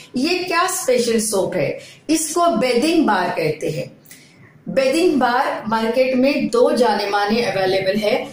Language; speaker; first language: Hindi; non-native, local second language; Marathi